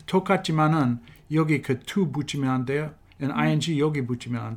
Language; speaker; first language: Korean; non-native, fluent; English